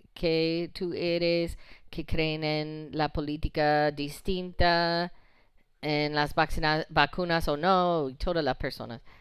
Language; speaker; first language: Spanish; non-native, fluent; English